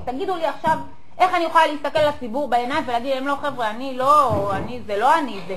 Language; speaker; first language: Hebrew; native; Hebrew